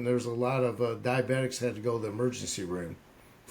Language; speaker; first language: English; native; English